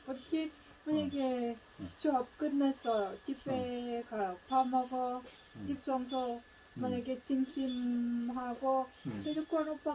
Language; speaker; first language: Korean; non-native, learner; Lao